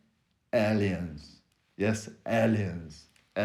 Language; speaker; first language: English; non-native, fluent; Korean